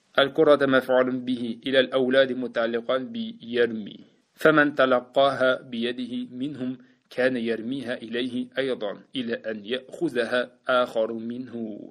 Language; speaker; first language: Arabic; non-native, fluent; Uzbek